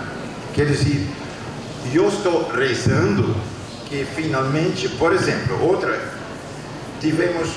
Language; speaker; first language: Portuguese; non-native, fluent; Dutch